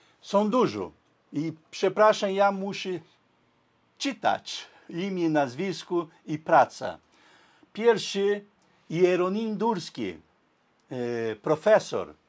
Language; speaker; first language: Polish; non-native, learner; Portuguese